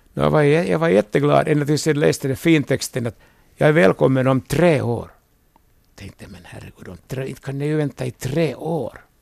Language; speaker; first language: Swedish; native; Swedish